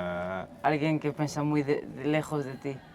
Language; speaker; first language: Spanish; non-native, fluent; Portuguese